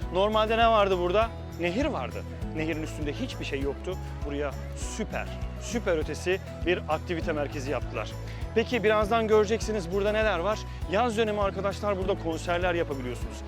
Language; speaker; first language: Turkish; native; Turkish